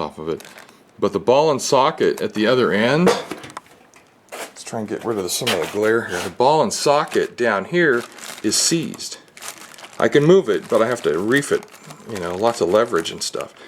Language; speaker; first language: English; native; English